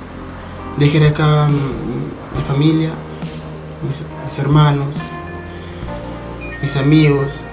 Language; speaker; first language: Spanish; early bilingual, heritage; Spanish